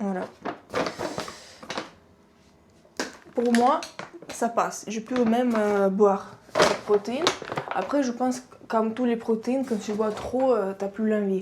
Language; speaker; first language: French; non-native, fluent; Russian